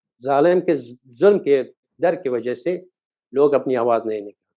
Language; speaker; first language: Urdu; non-native, fluent; Persian